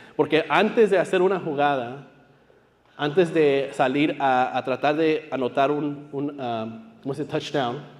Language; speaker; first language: Spanish; early bilingual, heritage; Spanish